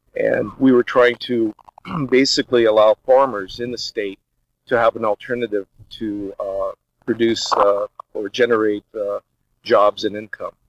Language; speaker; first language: English; early bilingual, other home language; Portuguese